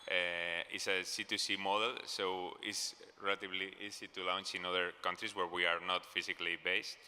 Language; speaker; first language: English; non-native, fluent; Spanish